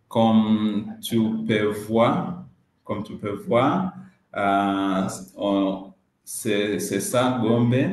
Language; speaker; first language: French; non-native, learner; Swahili